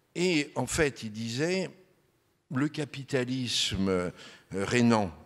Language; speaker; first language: French; native; French